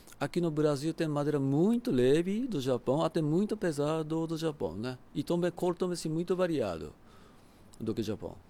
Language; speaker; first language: Portuguese; non-native, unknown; Japanese